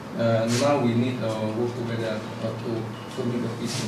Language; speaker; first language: English; non-native, learner; Indonesian